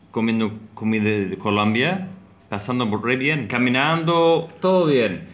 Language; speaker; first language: Spanish; non-native, learner; English